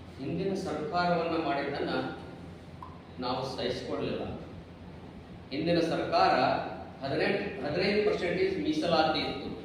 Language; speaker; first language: Kannada; non-native, local second language; Lambadi